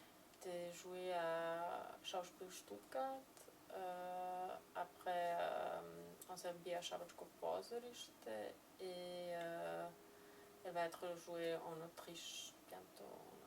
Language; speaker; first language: French; non-native, fluent; Serbian